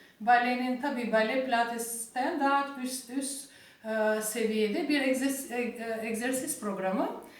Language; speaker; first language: Turkish; non-native, learner; Albanian